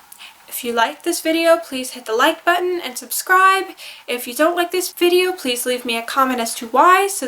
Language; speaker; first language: English; native; English